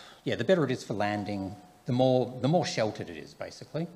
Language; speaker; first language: English; native; English